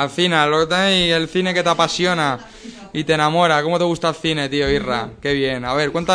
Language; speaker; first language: Spanish; native; Spanish